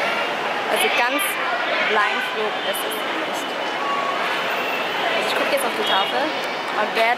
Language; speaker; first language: German; early bilingual, other home language; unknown